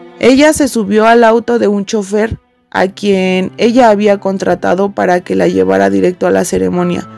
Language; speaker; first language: Spanish; native; Spanish